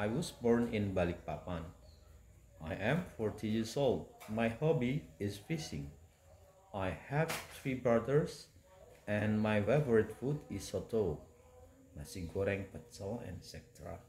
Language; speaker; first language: English; non-native, fluent; Indonesian